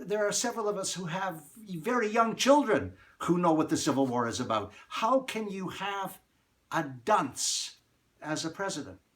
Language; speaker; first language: English; native; English